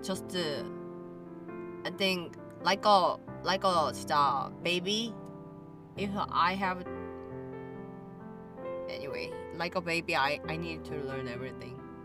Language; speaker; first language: English; non-native, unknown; Korean